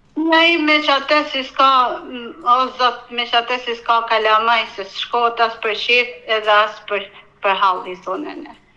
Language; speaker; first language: Albanian; native; Albanian